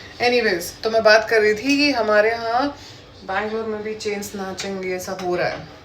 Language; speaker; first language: Hindi; native; Hindi